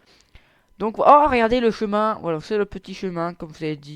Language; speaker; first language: French; native; French